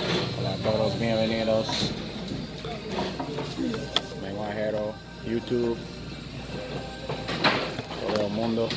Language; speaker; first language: Spanish; non-native, learner; English